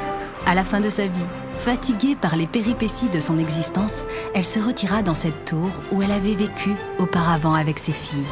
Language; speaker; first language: French; native; French